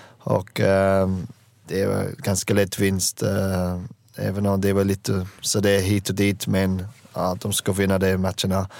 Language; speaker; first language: Swedish; non-native, learner; English